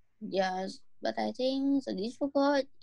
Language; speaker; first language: English; non-native, learner; Vietnamese